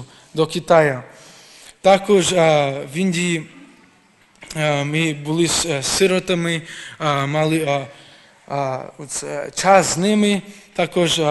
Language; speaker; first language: Ukrainian; early bilingual, heritage; Ukrainian